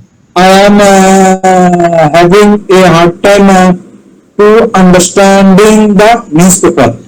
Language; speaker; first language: English; non-native, learner; Bangla